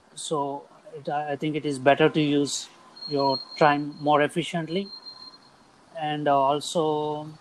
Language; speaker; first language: English; non-native, local second language; Telugu